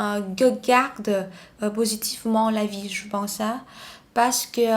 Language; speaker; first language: French; non-native, learner; Vietnamese